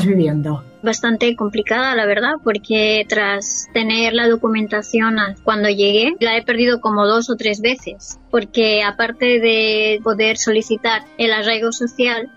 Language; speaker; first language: Spanish; native; Spanish